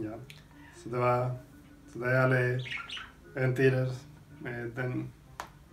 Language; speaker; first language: Norwegian; non-native, fluent; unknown